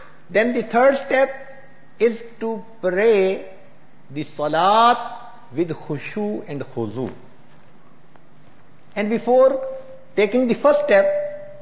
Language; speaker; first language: English; non-native, local second language; Urdu